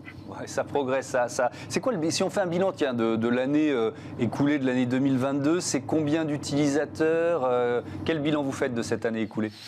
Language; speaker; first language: French; native; French